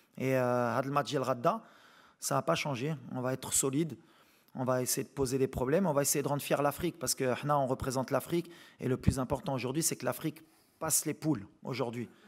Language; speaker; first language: French; native; French